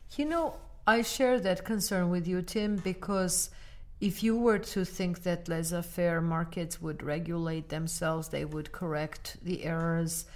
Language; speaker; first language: English; non-native, fluent; Armenian